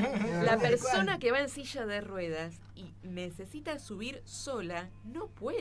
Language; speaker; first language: Spanish; native; Spanish